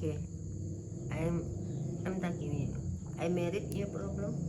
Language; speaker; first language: English; non-native, learner; Indonesian